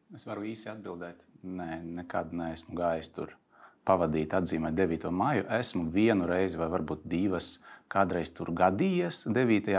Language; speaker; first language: Latvian; non-native, local second language; Russian